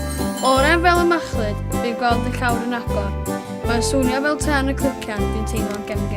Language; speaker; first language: Welsh; native; Welsh